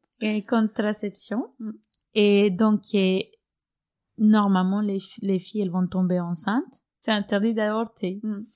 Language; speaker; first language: French; non-native, fluent; Spanish